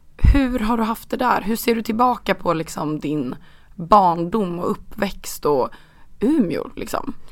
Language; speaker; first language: Swedish; native; Swedish